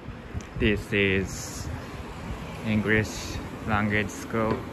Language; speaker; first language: English; non-native, learner; Japanese